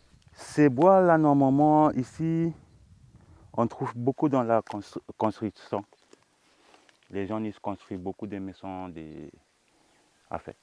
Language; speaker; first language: French; non-native, local second language; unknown